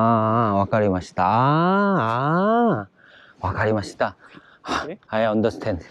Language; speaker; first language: Japanese; non-native, learner; Korean